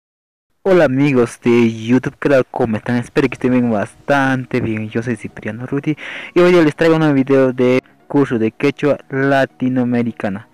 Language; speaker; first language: Spanish; non-native, local second language; Quechua